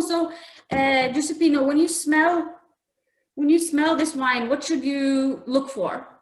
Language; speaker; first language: English; non-native, fluent; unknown